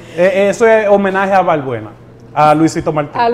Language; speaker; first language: Spanish; native; Spanish